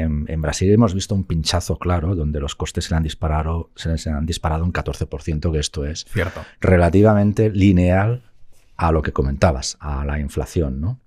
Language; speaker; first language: Spanish; native; Spanish